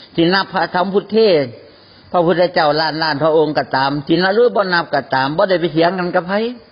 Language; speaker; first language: Thai; native; Thai